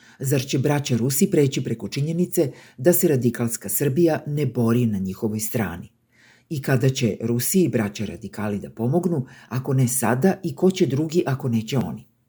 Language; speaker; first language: Serbian; native; Serbian